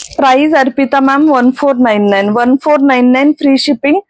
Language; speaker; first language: Hindi; non-native, local second language; Marathi